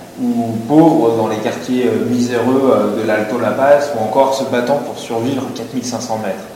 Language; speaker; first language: French; native; French